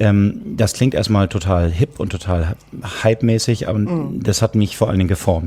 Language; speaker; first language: German; native; German